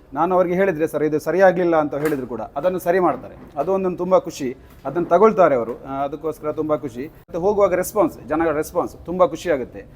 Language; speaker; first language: Kannada; native; Kannada